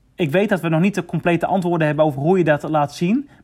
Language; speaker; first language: Dutch; native; Dutch